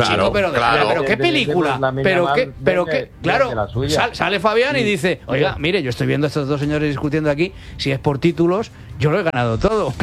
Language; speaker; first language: Spanish; native; Spanish